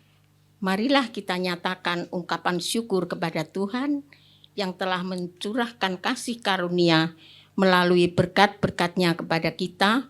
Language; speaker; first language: Indonesian; native; Indonesian